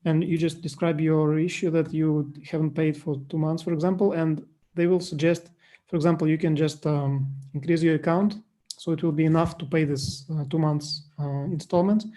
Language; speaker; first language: English; non-native, fluent; Russian